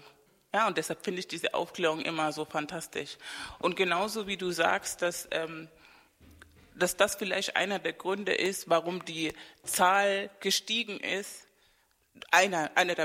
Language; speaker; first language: German; non-native, fluent; Spanish